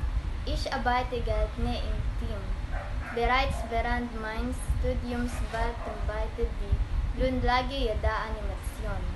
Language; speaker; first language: German; non-native, learner; Filipino